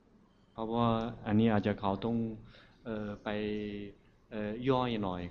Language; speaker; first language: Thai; non-native, fluent; Chinese